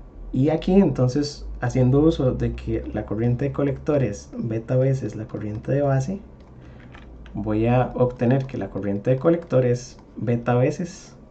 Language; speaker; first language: Spanish; native; Spanish